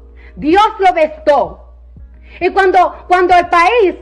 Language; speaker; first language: Spanish; early bilingual, heritage; Spanish